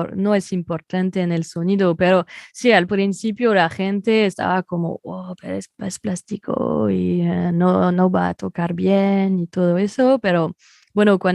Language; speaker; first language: Spanish; non-native, fluent; French